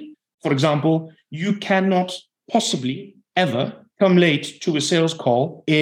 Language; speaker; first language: English; non-native, fluent; Dutch